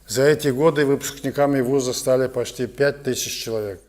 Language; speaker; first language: Russian; non-native, local second language; Kazakh